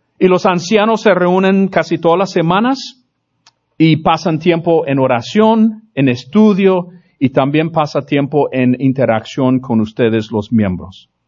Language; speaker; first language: Spanish; non-native, fluent; English